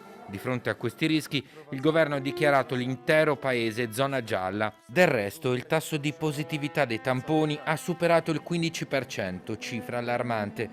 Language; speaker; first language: Italian; native; Italian